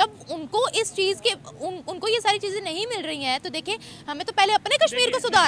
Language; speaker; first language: Hindi; native; Hindi